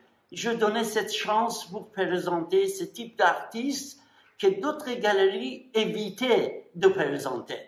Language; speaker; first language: French; non-native, fluent; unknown